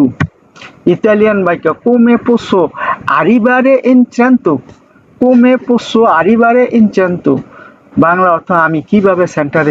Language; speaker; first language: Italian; non-native, learner; Bangla